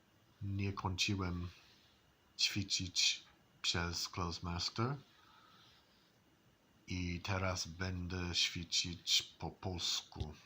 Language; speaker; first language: Polish; non-native, learner; English